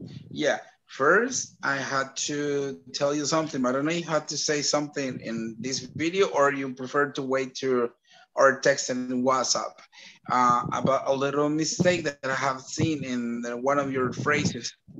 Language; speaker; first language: English; non-native, fluent; Spanish